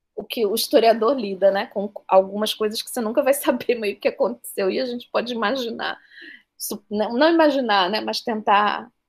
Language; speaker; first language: Portuguese; native; Portuguese